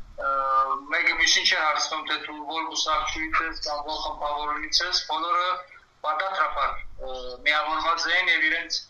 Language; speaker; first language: Armenian; early bilingual, heritage; Armenian